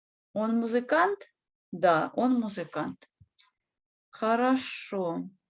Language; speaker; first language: Russian; non-native, fluent; Spanish